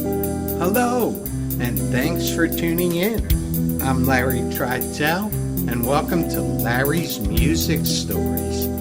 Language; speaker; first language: English; native; English